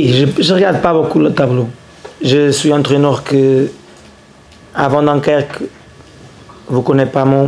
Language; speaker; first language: French; non-native, learner; Portuguese